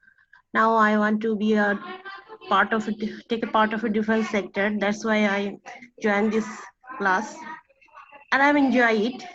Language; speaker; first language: English; non-native, learner; Bangla